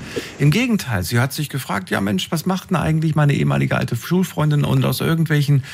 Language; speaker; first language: German; native; German